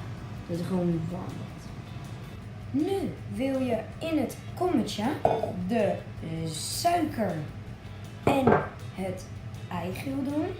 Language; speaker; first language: Dutch; native; Dutch